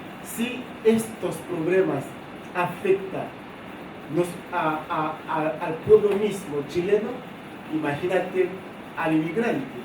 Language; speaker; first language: Spanish; non-native, fluent; Haitian Creole